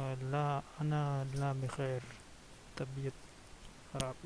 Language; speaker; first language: Arabic; non-native, learner; Urdu